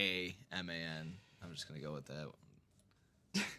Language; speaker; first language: English; native; English